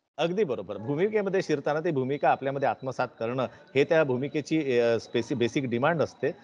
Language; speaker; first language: Marathi; native; Marathi